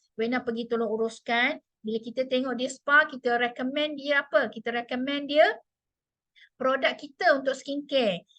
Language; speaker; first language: Malay; non-native, local second language; Chinese